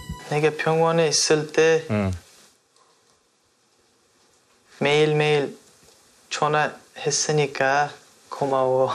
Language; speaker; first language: Korean; non-native, fluent; Uzbek